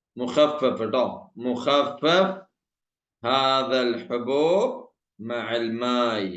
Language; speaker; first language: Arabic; non-native, fluent; Malayalam